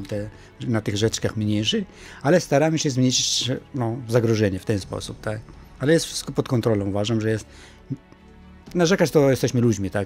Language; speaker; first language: Polish; non-native, fluent; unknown